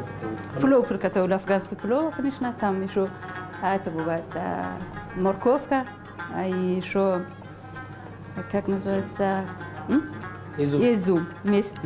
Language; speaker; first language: Russian; non-native, learner; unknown